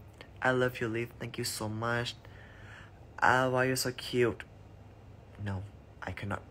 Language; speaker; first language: English; non-native, learner; Thai